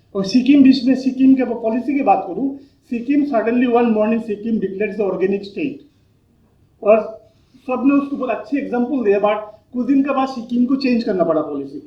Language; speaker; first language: Hindi; non-native, local second language; Bangla